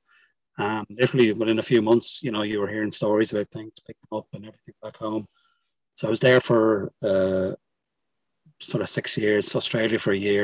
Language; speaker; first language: English; native; English